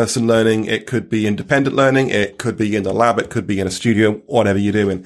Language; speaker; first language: English; native; English